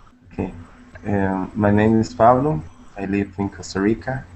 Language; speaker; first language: English; non-native, learner; Spanish